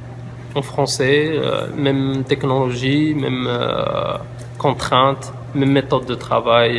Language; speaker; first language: French; non-native, local second language; Arabic